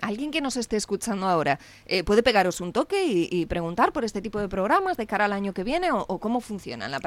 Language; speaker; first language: Spanish; native; Spanish